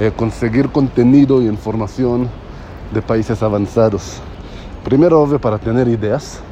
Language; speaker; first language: Spanish; non-native, fluent; Hebrew